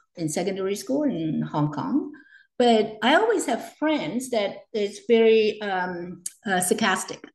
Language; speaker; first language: English; non-native, local second language; Cantonese